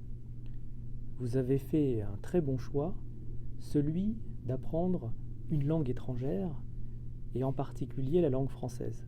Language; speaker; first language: French; native; French